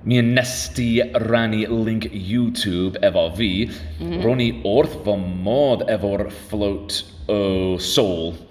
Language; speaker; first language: Welsh; non-native, learner; English